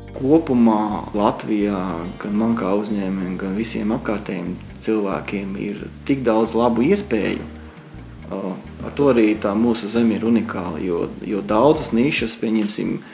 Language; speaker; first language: Latvian; native; Latvian